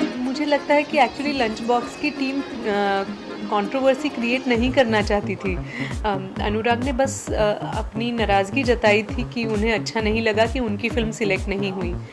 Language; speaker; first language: Hindi; non-native, local second language; Marathi